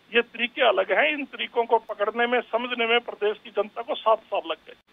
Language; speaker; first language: Hindi; native; Hindi